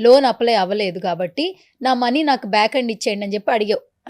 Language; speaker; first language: Telugu; native; Telugu